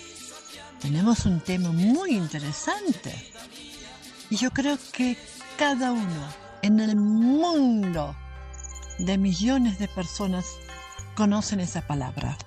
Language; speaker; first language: Spanish; non-native, fluent; German